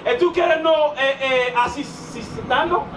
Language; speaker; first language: Spanish; non-native, learner; English